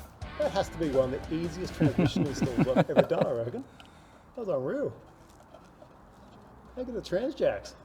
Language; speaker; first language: English; native; English